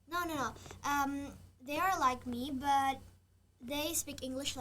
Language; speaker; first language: English; non-native, fluent; Indonesian